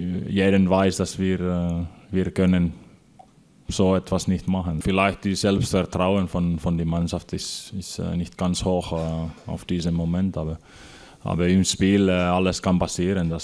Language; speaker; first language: German; non-native, fluent; Finnish